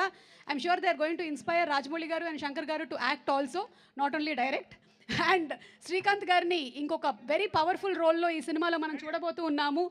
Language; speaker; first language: Telugu; native; Telugu